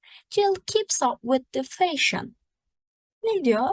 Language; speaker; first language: English; non-native, fluent; Turkish